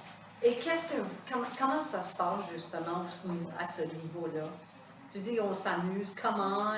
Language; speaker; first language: French; native; French